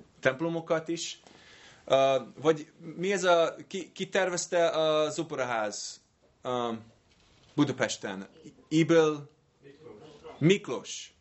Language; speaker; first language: Hungarian; non-native, fluent; English